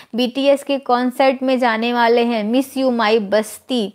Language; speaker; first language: Hindi; native; Hindi